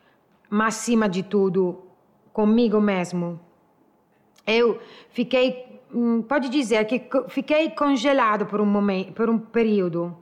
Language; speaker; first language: Portuguese; non-native, learner; Italian